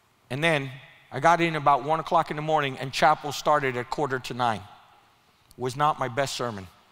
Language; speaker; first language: English; early bilingual, other home language; Spanish